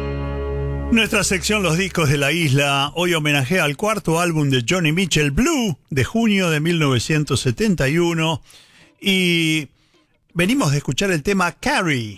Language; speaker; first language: Spanish; native; Spanish